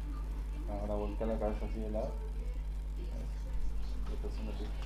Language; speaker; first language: Spanish; native; Spanish